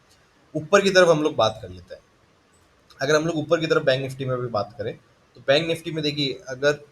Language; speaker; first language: Hindi; native; Hindi